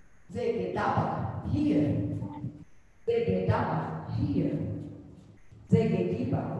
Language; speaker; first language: English; non-native, learner; Portuguese